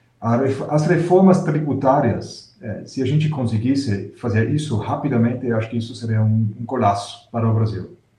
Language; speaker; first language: Portuguese; non-native, fluent; German